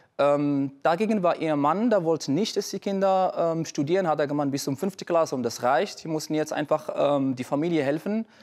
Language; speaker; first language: German; non-native, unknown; Arabic